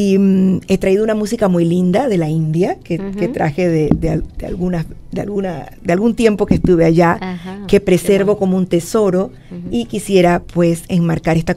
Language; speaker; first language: Spanish; native; Spanish